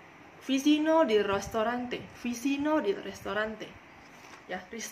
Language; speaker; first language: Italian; non-native, learner; Indonesian